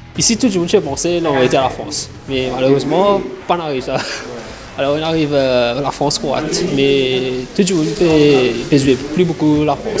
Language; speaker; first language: French; non-native, local second language; Morisyen